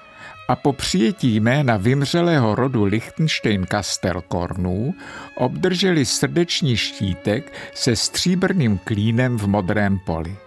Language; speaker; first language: Czech; native; Czech